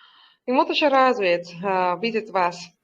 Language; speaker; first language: Russian; non-native, learner; Spanish